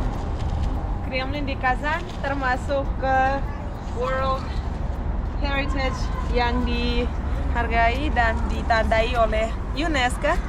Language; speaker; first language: Indonesian; non-native, fluent; Russian